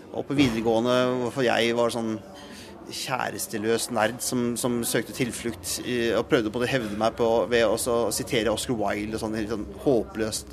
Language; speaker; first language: Norwegian; native; Norwegian